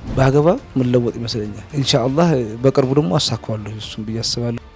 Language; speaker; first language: Amharic; non-native, local second language; Afar